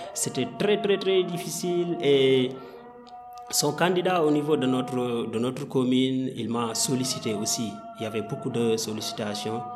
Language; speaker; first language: French; non-native, local second language; Wolof